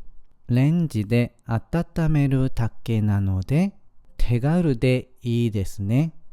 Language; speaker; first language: Japanese; non-native, fluent; Korean